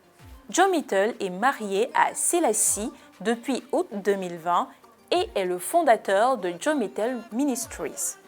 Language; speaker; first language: French; native; French